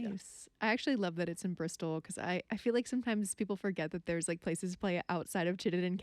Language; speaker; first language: English; native; English